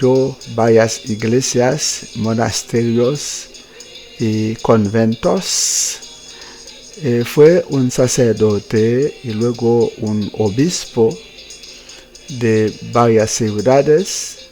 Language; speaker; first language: Spanish; non-native, fluent; Haitian Creole